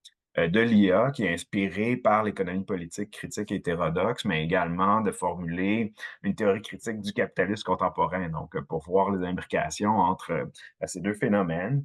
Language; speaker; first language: French; native; French